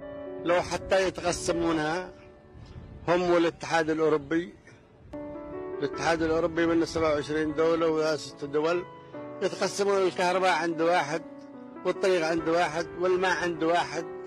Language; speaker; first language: Arabic; native; Arabic